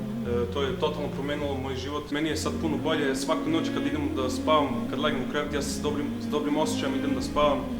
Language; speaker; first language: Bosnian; early bilingual, heritage; Bosnian